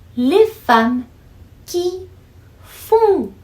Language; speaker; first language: French; non-native, fluent; Portuguese